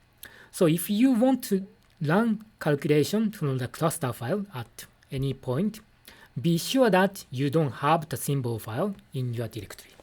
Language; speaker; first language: English; non-native, fluent; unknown